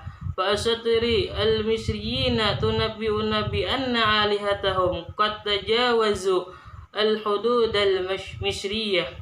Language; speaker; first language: Arabic; non-native, learner; Indonesian